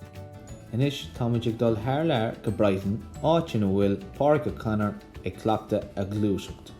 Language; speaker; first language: Irish; non-native, local second language; English